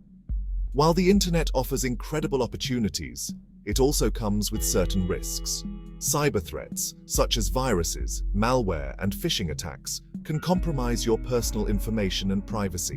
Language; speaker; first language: English; non-native, local second language; Hindi